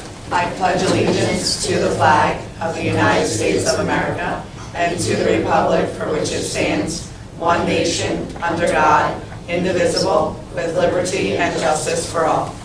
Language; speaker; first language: English; native; English